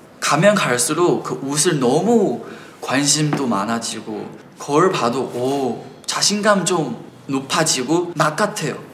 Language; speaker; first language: Korean; non-native, fluent; Chinese